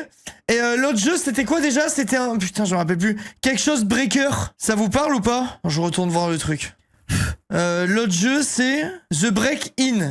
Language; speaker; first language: French; native; French